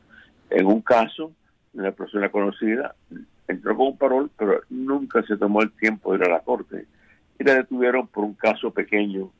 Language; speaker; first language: Spanish; native; Spanish